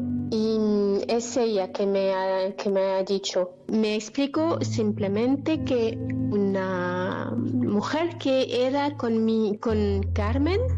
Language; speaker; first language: Spanish; non-native, learner; French